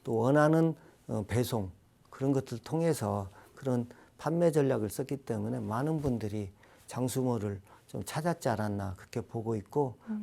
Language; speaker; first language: Korean; native; Korean